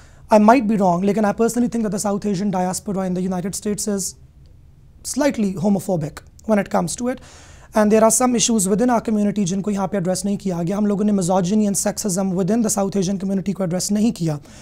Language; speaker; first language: English; non-native, local second language; Hindi